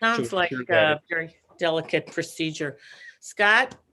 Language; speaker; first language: English; native; English